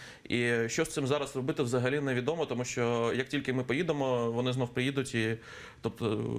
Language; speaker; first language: Ukrainian; native; Ukrainian